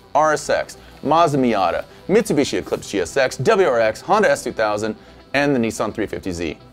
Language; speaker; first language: English; native; English